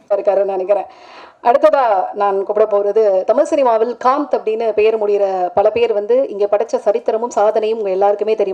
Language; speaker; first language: Tamil; native; Tamil